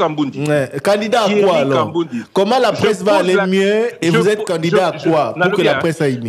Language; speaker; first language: French; non-native, local second language; Lingala